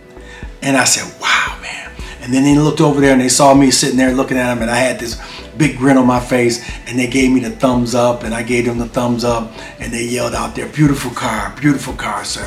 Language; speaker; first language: English; native; English